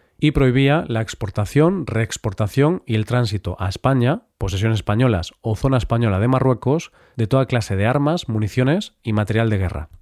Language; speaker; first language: Spanish; native; Spanish